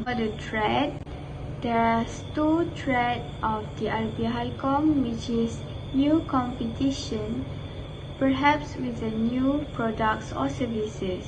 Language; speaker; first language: English; non-native, fluent; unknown